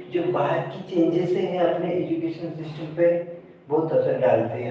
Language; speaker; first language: Hindi; non-native, local second language; Marathi